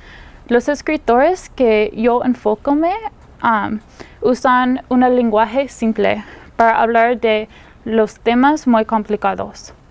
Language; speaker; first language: Spanish; non-native, learner; English